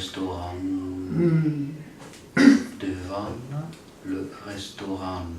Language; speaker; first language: French; non-native, learner; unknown